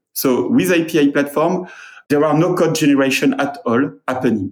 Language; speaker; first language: English; non-native, fluent; French